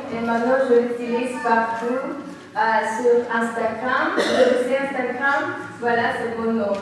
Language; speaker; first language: French; non-native, local second language; Spanish